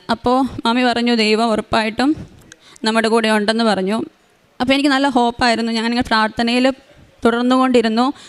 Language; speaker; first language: Malayalam; native; Malayalam